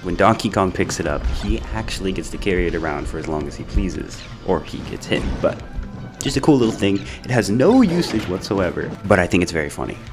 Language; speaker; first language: English; native; English